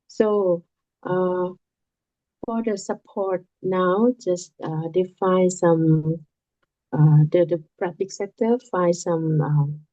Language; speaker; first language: English; non-native, learner; Lao